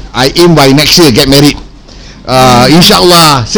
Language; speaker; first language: English; non-native, local second language; Malay